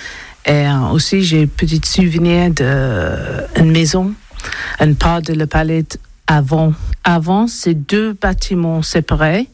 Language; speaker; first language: French; non-native, learner; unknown